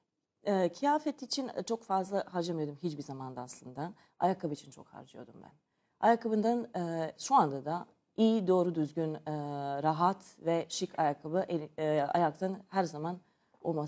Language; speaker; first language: Turkish; non-native, learner; Serbian